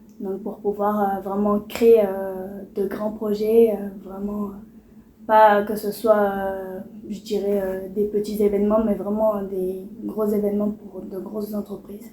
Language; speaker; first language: French; early bilingual, other home language; Portuguese